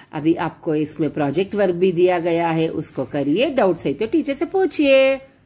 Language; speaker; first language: Hindi; non-native, local second language; Telugu